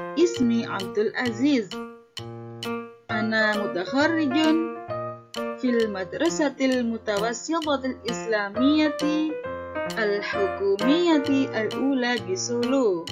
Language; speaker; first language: Arabic; non-native, fluent; Indonesian